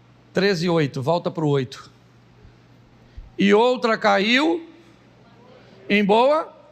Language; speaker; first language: Portuguese; native; Portuguese